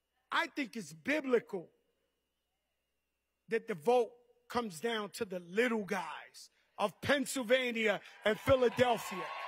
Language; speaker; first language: English; native; English